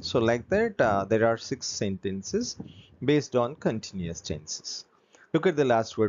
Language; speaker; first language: English; non-native, local second language; Tamil